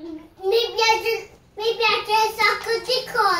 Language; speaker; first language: Italian; early bilingual, other home language; Filipino